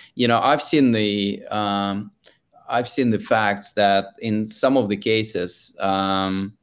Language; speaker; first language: English; non-native, fluent; Russian